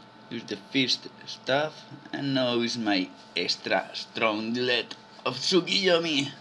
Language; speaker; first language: English; non-native, learner; Spanish